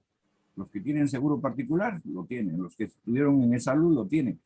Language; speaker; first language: Spanish; native; Spanish